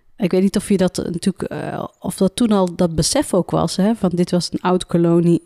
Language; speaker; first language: Dutch; early bilingual, other home language; Central Atlas Tamazight